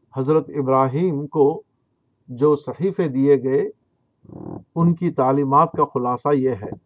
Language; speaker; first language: Urdu; native; Urdu